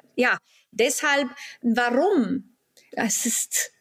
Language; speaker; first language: German; non-native, fluent; Romanian